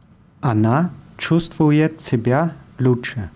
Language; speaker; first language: Russian; non-native, learner; German